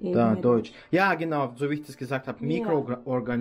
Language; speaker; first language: German; native; German